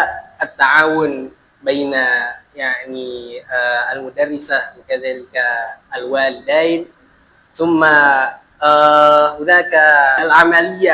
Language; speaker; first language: Arabic; non-native, fluent; Indonesian